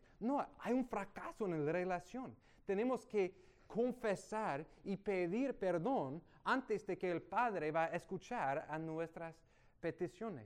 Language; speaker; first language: Spanish; non-native, fluent; English